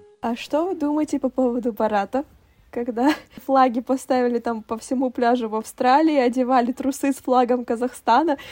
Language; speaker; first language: Russian; native; Russian